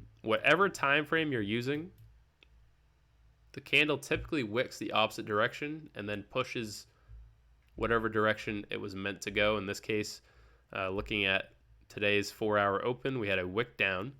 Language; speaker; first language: English; native; English